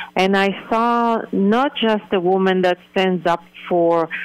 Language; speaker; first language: English; early bilingual, other home language; Hebrew